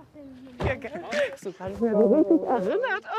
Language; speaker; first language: German; native; German